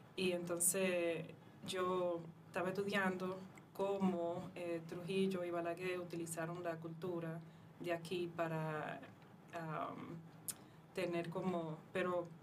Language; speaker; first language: Spanish; early bilingual, heritage; Spanish